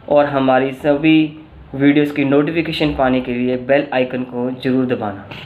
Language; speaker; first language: Hindi; non-native, local second language; Punjabi